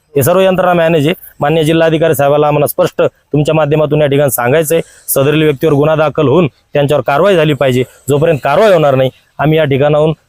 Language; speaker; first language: Marathi; native; Marathi